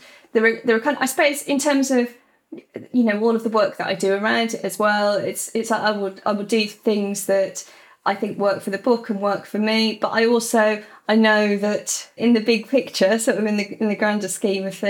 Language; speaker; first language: English; native; English